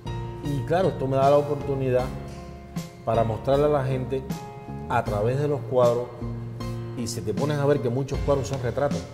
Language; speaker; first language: Spanish; native; Spanish